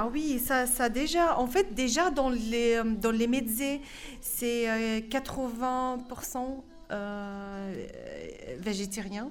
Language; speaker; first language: French; non-native, fluent; Arabic